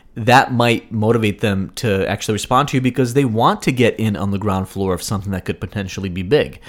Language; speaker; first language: English; early bilingual, other home language; Russian